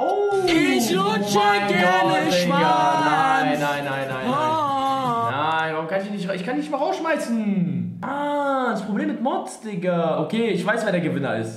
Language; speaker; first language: German; native; German